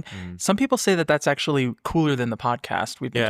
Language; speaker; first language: English; native; English